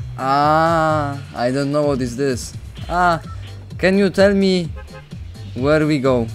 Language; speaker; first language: English; non-native, learner; Polish